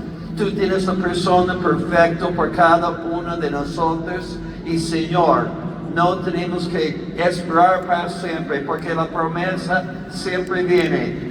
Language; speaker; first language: Spanish; non-native, learner; English